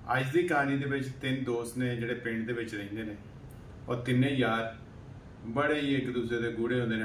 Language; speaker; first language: Urdu; non-native, local second language; Punjabi